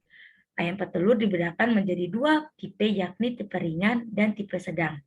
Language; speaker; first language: Indonesian; native; Indonesian